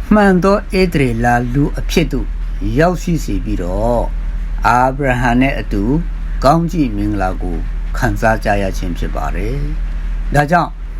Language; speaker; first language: Burmese; non-native, local second language; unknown